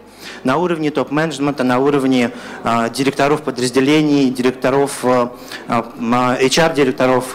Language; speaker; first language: Russian; native; Russian